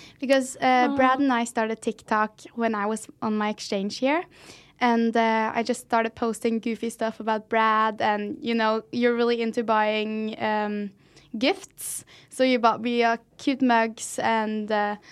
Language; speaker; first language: English; non-native, fluent; Norwegian